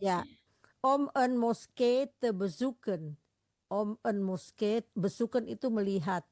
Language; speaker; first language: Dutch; non-native, learner; Indonesian